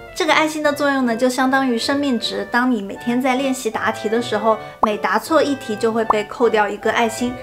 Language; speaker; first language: Chinese; native; Chinese